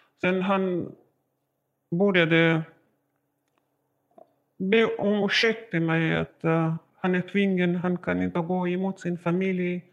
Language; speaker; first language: Swedish; non-native, learner; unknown